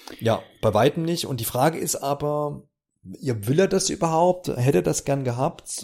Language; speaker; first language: German; native; German